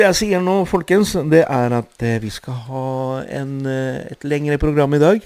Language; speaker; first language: Norwegian; non-native, fluent; Spanish